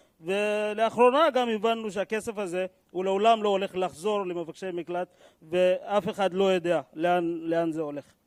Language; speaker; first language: Hebrew; non-native, fluent; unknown